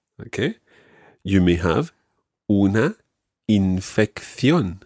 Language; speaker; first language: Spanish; non-native, fluent; English